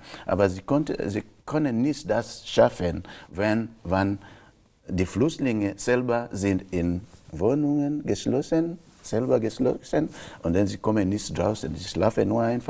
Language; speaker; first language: German; non-native, local second language; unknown